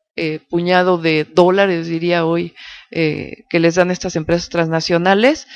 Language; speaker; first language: Spanish; native; Spanish